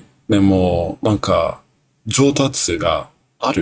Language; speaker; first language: Japanese; non-native, learner; English